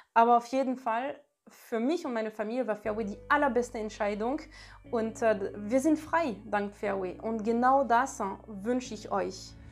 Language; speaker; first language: German; non-native, fluent; French